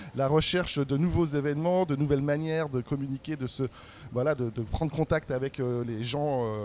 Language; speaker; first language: French; native; French